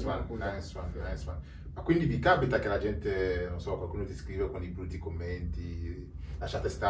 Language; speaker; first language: Italian; native; Italian